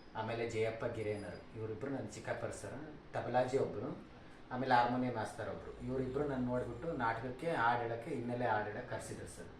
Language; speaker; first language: Kannada; native; Kannada